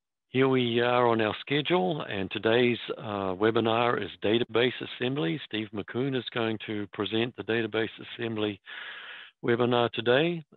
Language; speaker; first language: English; native; English